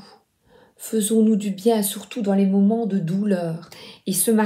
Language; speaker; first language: French; native; French